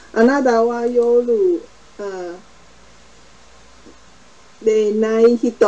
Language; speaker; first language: Japanese; non-native, learner; Chinese